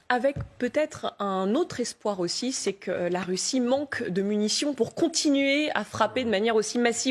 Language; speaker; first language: French; native; French